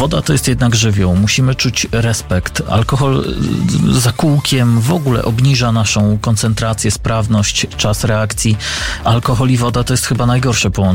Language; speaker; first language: Polish; native; Polish